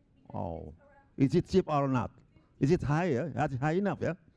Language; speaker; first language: English; non-native, local second language; Indonesian